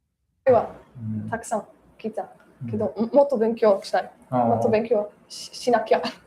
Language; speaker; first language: Japanese; non-native, learner; Slovak